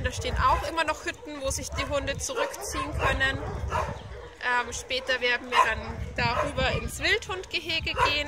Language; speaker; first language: German; native; German